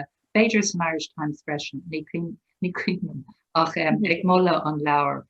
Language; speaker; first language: Irish; non-native, local second language; English